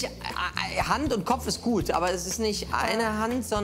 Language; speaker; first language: German; native; German